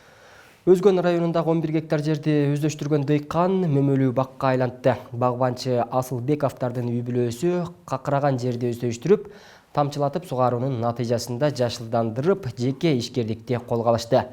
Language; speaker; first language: Kyrgyz; native; Kyrgyz